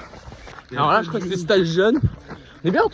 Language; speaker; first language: French; native; French